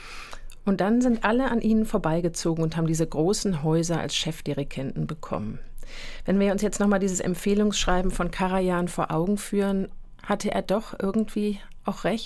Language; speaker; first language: German; native; German